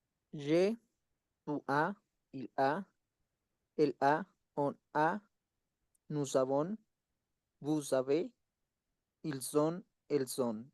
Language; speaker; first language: French; non-native, learner; Spanish